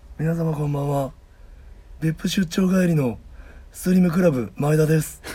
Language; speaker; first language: Japanese; native; Japanese